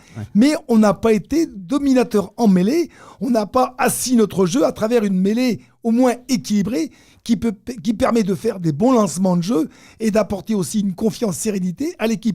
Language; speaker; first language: French; native; French